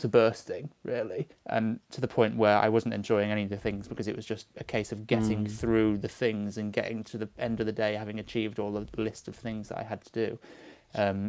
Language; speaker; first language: English; native; English